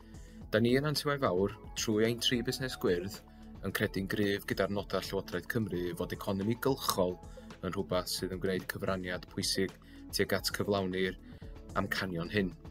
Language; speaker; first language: Welsh; native; Welsh